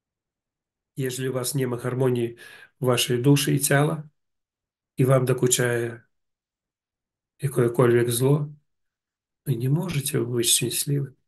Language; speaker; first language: Polish; non-native, learner; Russian